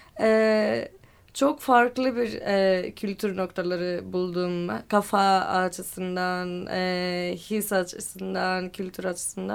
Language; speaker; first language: Turkish; non-native, fluent; Greek